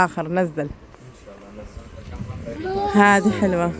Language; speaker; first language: Arabic; native; Arabic